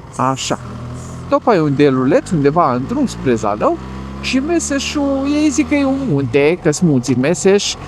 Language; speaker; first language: Romanian; native; Romanian